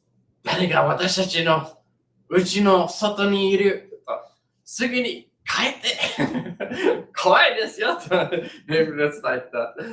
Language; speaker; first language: Japanese; non-native, learner; English